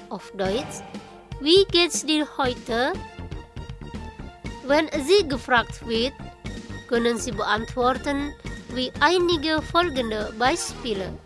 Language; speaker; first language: German; non-native, learner; Indonesian